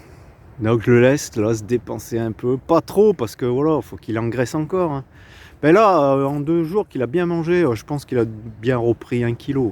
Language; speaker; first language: French; native; French